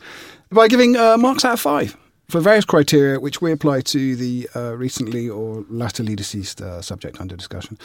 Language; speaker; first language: English; native; English